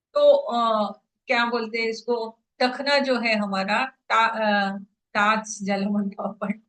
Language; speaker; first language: Hindi; non-native, local second language; Marathi